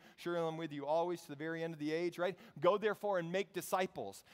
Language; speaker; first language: English; native; English